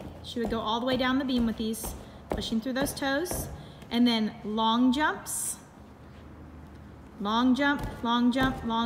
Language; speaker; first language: English; native; English